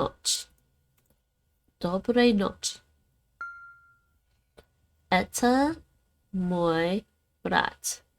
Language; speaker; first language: Russian; non-native, learner; Dutch